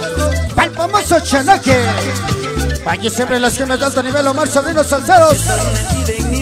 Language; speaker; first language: Spanish; native; Spanish